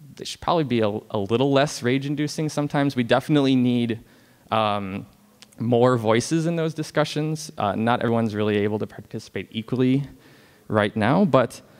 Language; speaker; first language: English; native; English